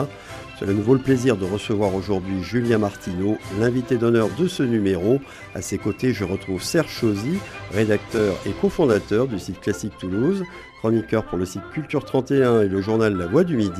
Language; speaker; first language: French; native; French